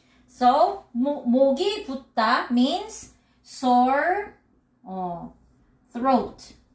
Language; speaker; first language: English; non-native, local second language; Filipino